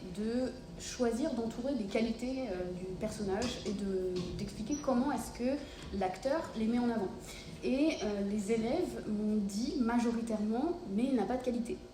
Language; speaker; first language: French; native; French